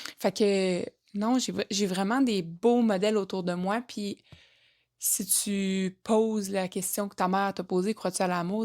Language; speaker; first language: French; native; French